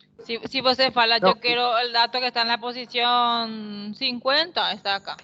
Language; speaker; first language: Portuguese; non-native, fluent; Spanish